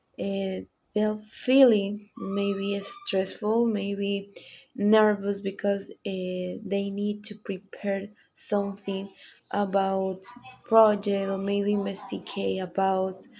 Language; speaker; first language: English; non-native, learner; Spanish